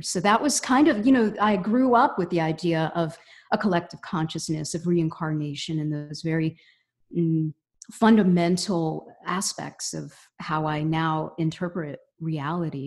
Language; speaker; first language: English; native; English